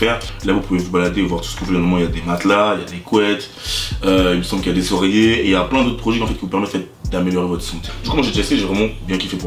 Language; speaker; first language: French; native; French